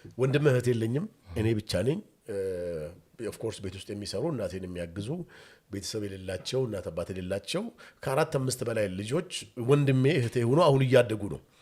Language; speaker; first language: Amharic; non-native, local second language; Oromo